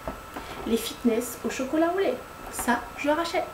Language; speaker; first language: French; native; French